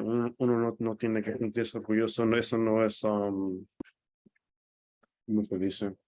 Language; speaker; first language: Spanish; early bilingual, other home language; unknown